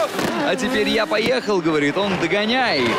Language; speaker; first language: Russian; native; Russian